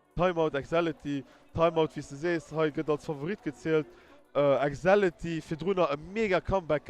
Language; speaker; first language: German; non-native, local second language; Luxembourgish